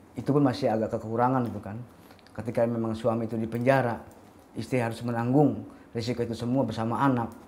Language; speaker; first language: Indonesian; native; Indonesian